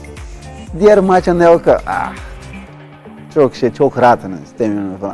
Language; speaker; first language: Turkish; non-native, learner; Portuguese